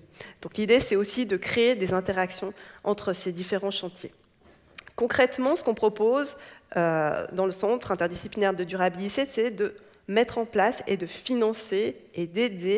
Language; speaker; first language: French; native; French